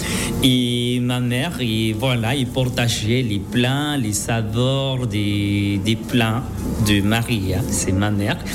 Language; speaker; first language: French; non-native, learner; Spanish